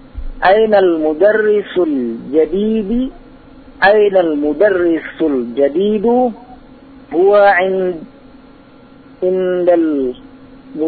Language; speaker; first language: Arabic; non-native, learner; Indonesian